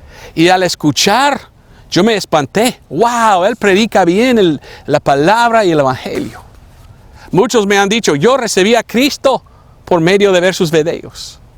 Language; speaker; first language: Spanish; non-native, fluent; English